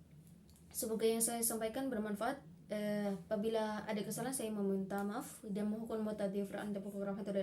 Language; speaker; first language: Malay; non-native, local second language; Madurese